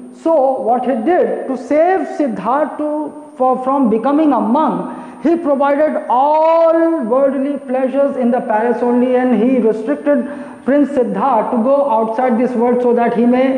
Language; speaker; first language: English; non-native, local second language; Hindi